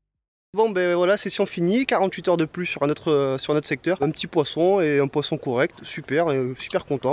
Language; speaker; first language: French; native; French